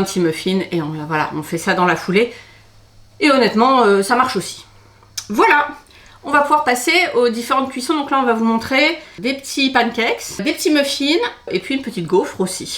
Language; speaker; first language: French; native; French